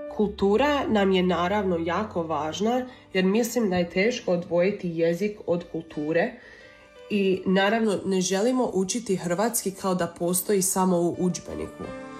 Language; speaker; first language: Serbian; early bilingual, heritage; Croatian